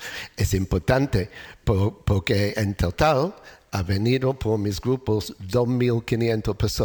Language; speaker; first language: Spanish; non-native, learner; English